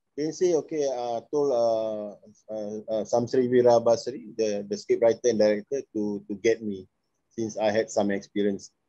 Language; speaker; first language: English; non-native, local second language; Malay